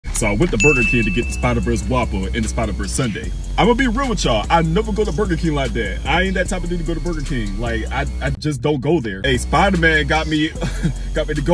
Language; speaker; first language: English; native; English